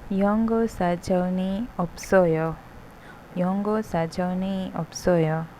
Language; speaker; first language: Korean; non-native, fluent; Hindi